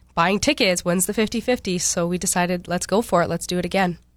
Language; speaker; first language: English; native; English